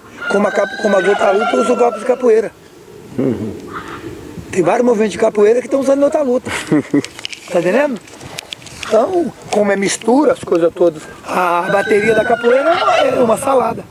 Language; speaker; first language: Portuguese; native; Portuguese